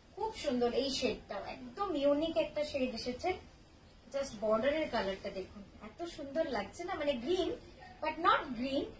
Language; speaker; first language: Hindi; non-native, local second language; Bangla